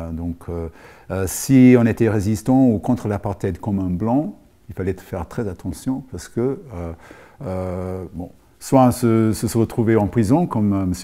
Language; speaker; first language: French; non-native, fluent; English